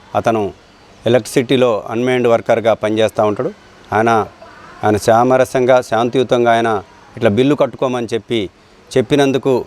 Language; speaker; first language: Telugu; non-native, local second language; Lambadi